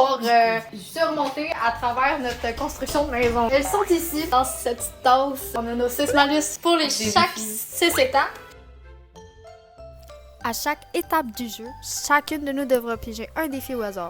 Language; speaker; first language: French; native; French